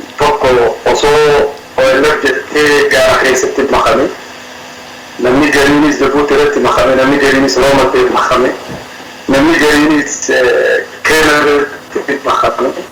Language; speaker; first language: Oromo; early bilingual, heritage; Somali